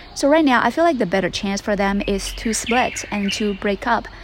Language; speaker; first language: English; non-native, fluent; Chinese